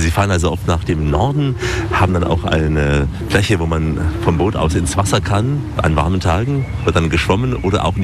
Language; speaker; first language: German; native; German